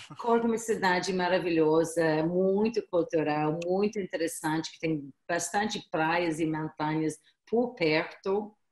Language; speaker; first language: Portuguese; non-native, fluent; English